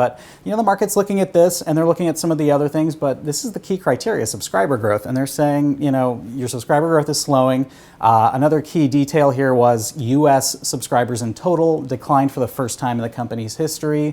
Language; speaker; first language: English; native; English